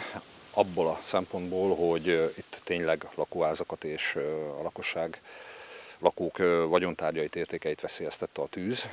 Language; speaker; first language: Hungarian; native; Hungarian